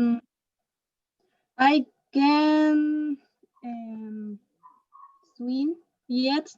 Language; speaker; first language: English; non-native, learner; Spanish